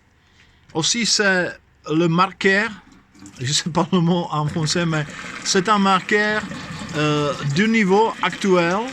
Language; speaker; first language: French; non-native, fluent; Czech